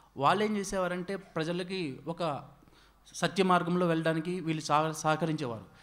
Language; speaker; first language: Telugu; non-native, local second language; Odia